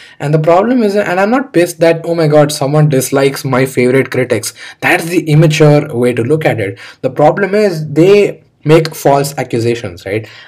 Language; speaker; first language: English; non-native, local second language; Hindi